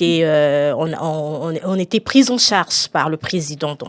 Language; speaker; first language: French; non-native, local second language; Lingala